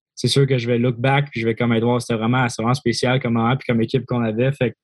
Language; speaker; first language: French; native; French